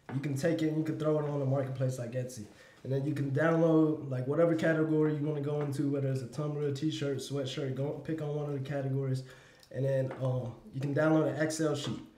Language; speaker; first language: English; native; English